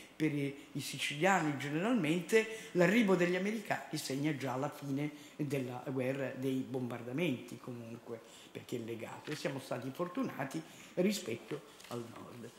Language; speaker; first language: Italian; native; Italian